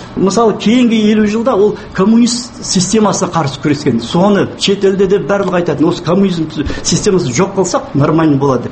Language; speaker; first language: Kazakh; non-native, local second language; Uyghur